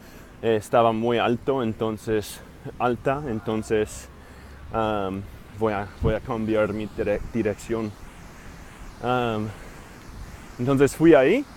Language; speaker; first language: Spanish; non-native, fluent; English